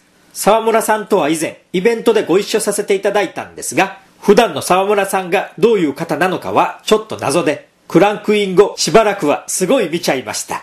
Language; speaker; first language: Japanese; native; Japanese